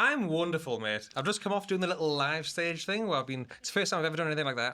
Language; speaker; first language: English; native; English